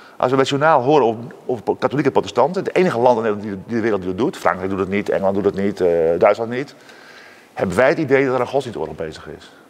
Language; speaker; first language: Dutch; non-native, local second language; Western Frisian